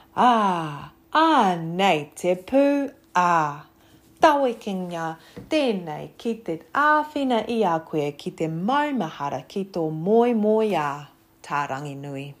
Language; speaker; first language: Māori; non-native, local second language; English